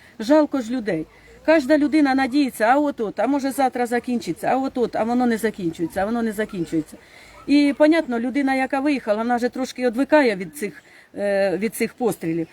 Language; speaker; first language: Ukrainian; native; Ukrainian